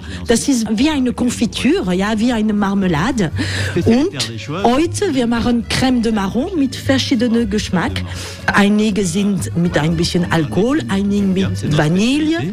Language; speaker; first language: German; non-native, learner; French